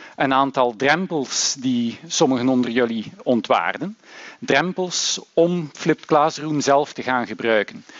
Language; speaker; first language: Dutch; native; Dutch